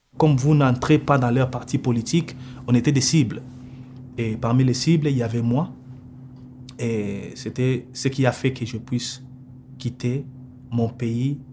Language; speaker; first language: French; non-native, local second language; Lingala